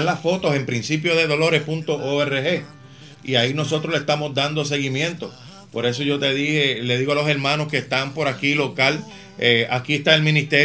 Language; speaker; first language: Spanish; native; Spanish